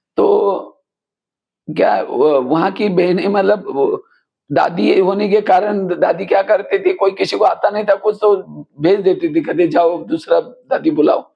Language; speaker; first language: Hindi; non-native, local second language; Marathi